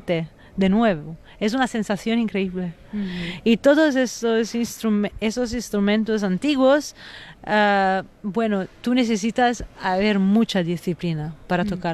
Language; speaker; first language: Spanish; non-native, fluent; Italian